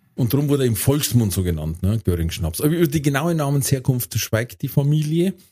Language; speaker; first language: German; native; German